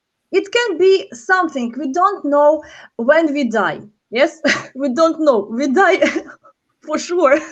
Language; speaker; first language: English; non-native, learner; Ukrainian